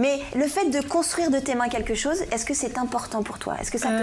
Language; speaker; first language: French; native; French